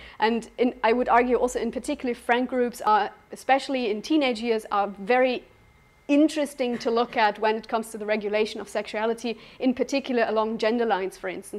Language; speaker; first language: English; non-native, fluent; German